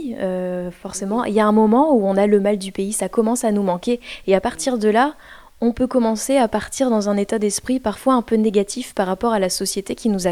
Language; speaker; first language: French; native; French